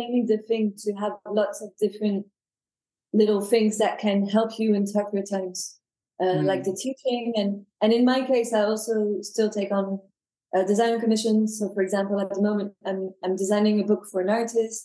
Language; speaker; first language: English; non-native, fluent; French